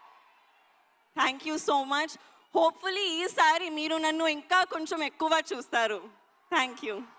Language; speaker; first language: Telugu; non-native, learner; Hindi